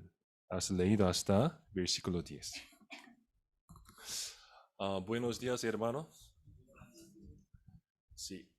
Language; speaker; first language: Spanish; non-native, fluent; Korean